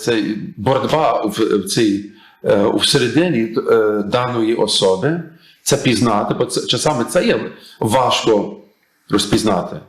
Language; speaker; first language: Ukrainian; early bilingual, heritage; English